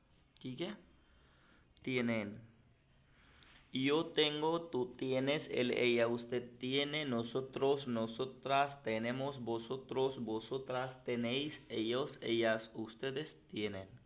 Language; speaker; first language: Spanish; non-native, learner; Hindi